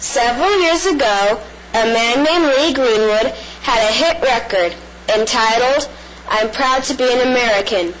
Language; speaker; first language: English; early bilingual, other home language; Spanish